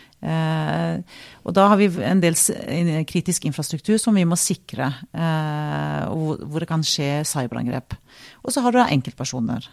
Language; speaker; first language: Norwegian; native; Norwegian